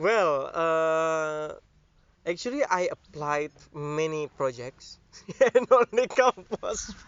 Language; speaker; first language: English; non-native, learner; Indonesian